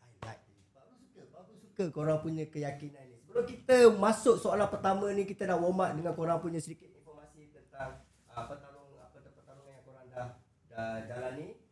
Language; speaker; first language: Malay; native; Malay